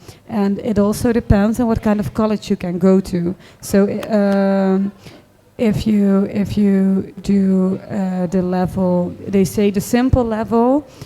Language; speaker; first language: English; non-native, fluent; Dutch